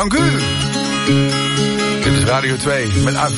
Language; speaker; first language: Dutch; native; Dutch